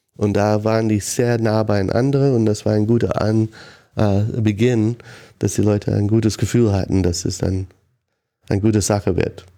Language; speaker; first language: German; non-native, fluent; English